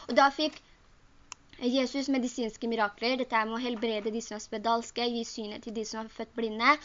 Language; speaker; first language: Norwegian; early bilingual, other home language; Urdu